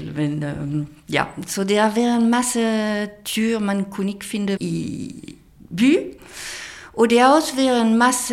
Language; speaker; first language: Danish; non-native, fluent; French